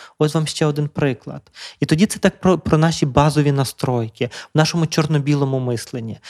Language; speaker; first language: Ukrainian; native; Ukrainian